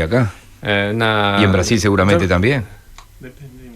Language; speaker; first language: Spanish; native; Spanish